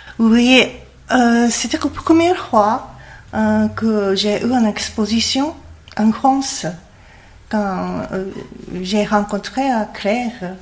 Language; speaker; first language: French; non-native, learner; Japanese